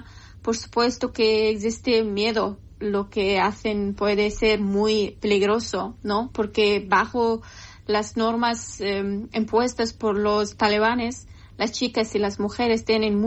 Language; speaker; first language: Spanish; non-native, learner; Persian